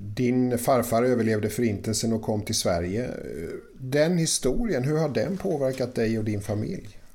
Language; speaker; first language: Swedish; native; Swedish